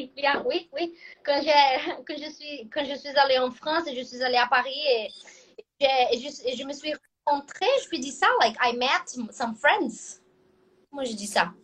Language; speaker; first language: French; non-native, fluent; Portuguese